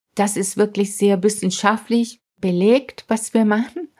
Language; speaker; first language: German; non-native, fluent; Spanish